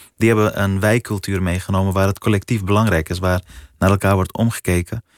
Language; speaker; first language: Dutch; early bilingual, other home language; Persian